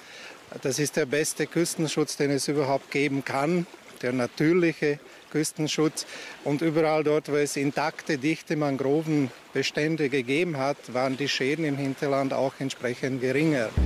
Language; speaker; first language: German; native; German